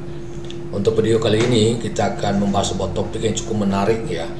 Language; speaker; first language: Indonesian; native; Indonesian